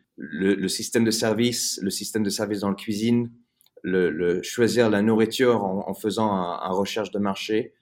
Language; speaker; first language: French; early bilingual, heritage; French